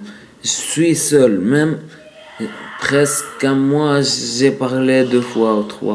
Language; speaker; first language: French; non-native, learner; Arabic